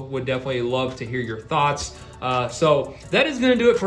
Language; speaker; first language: English; native; English